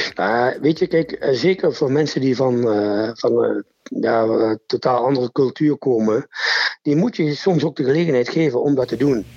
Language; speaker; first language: Dutch; non-native, learner; Portuguese